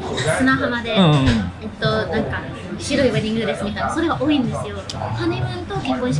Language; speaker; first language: Japanese; non-native, fluent; English